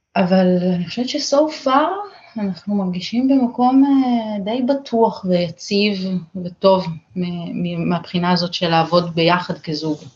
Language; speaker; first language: Hebrew; native; Hebrew